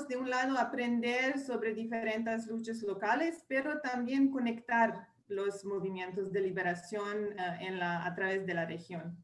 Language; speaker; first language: Spanish; non-native, fluent; English